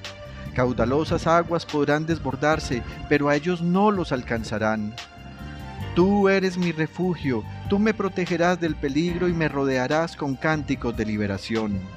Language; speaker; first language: Spanish; native; Spanish